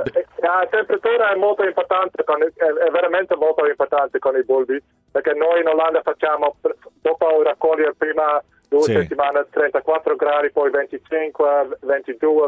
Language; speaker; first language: Italian; non-native, learner; Dutch